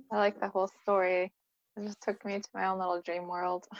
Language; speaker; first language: English; native; English